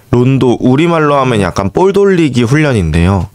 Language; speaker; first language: Korean; native; Korean